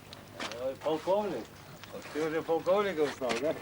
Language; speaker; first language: Russian; non-native, local second language; Chechen